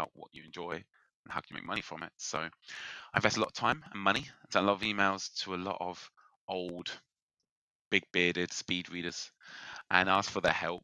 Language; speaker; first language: English; native; English